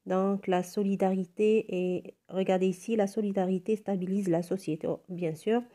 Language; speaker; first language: French; non-native, local second language; Arabic